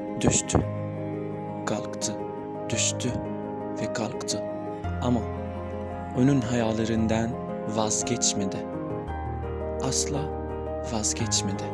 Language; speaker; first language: Turkish; non-native, learner; Arabic